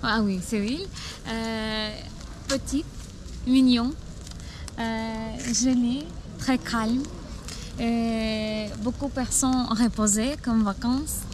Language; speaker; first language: French; non-native, learner; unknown